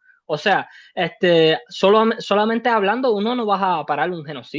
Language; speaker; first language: Spanish; early bilingual, heritage; Spanish